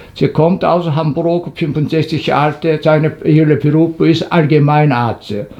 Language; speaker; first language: German; non-native, learner; Korean